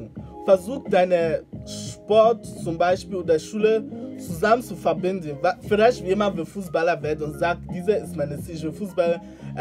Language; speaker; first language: German; non-native, learner; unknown